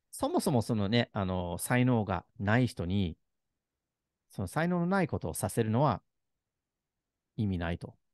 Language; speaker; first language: Japanese; non-native, fluent; English